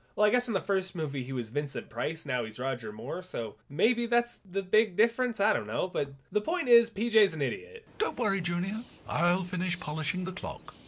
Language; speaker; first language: English; native; English